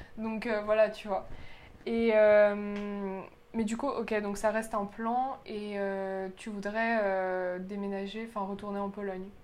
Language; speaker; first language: French; early bilingual, other home language; Polish